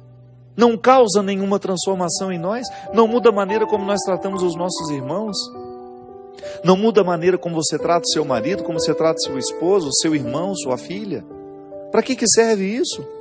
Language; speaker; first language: Portuguese; native; Portuguese